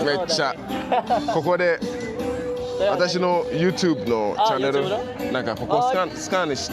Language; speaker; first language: Japanese; non-native, learner; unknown